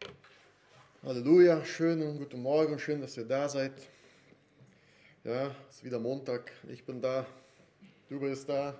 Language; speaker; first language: German; non-native, fluent; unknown